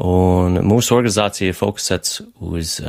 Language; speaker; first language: Latvian; non-native, fluent; English